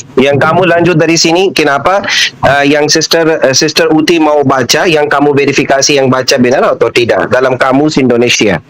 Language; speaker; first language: Indonesian; non-native, learner; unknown